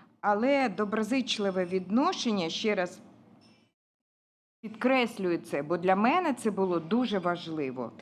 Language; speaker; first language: Ukrainian; non-native, local second language; Russian